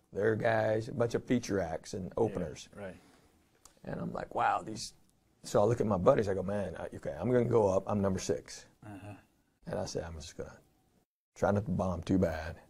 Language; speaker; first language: English; native; English